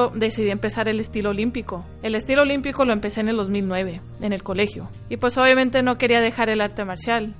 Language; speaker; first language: Spanish; early bilingual, heritage; Spanish